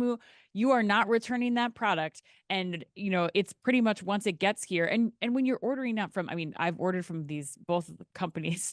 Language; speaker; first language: English; native; English